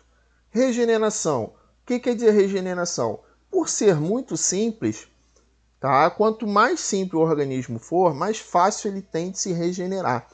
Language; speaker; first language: Portuguese; native; Portuguese